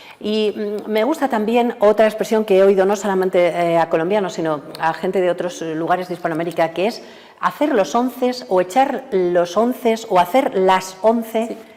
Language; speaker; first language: Spanish; native; Spanish